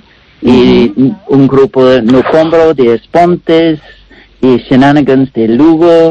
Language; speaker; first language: Spanish; non-native, learner; English